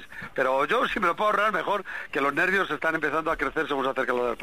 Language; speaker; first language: Spanish; native; Spanish